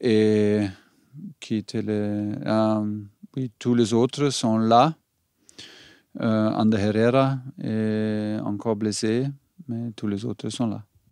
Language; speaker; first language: French; non-native, learner; German